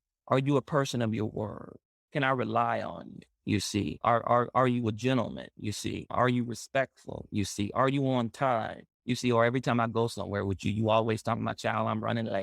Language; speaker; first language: English; native; English